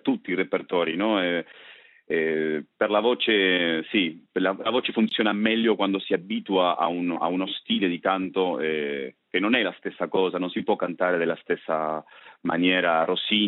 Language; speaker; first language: Italian; non-native, fluent; Spanish